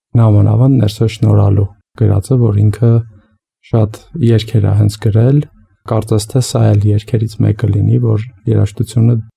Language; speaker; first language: Armenian; native; Armenian